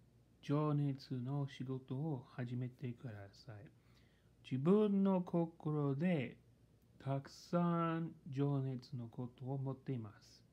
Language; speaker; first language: Japanese; non-native, learner; English